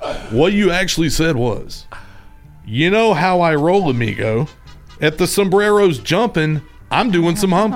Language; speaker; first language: English; native; English